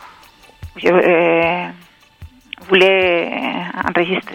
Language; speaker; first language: French; non-native, fluent; Spanish